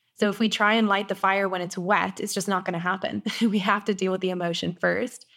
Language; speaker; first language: English; native; English